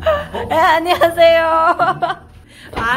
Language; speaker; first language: Korean; non-native, learner; Cantonese